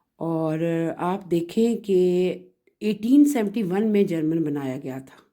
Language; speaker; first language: Urdu; non-native, local second language; Punjabi